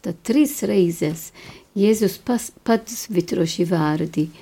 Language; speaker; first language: Latvian; non-native, fluent; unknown